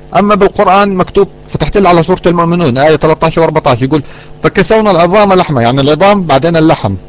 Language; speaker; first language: Arabic; native; Arabic